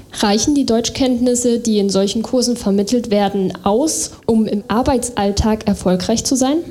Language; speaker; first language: German; native; German